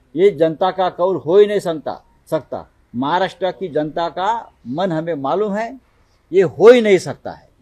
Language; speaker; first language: Hindi; non-native, local second language; Marathi